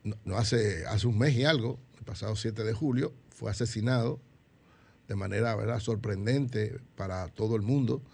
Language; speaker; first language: Spanish; native; Spanish